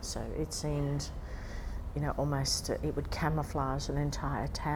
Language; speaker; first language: English; native; English